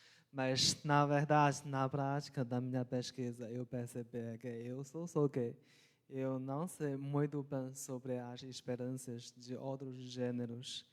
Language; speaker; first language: Portuguese; non-native, local second language; Chinese